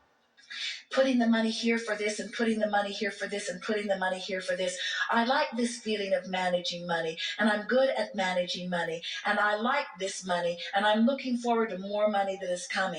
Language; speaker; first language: English; native; English